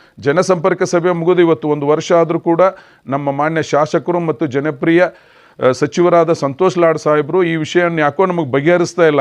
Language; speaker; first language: Kannada; native; Kannada